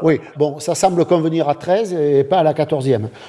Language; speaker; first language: French; native; French